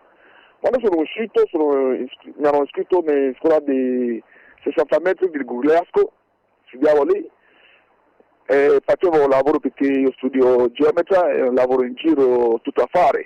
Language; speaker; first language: Italian; non-native, fluent; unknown